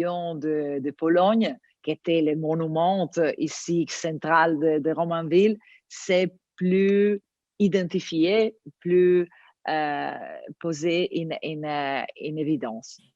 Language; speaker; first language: French; non-native, fluent; Italian